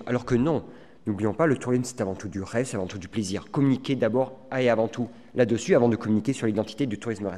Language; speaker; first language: French; native; French